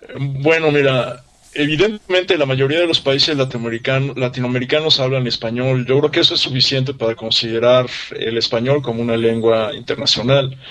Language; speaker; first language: Spanish; native; Spanish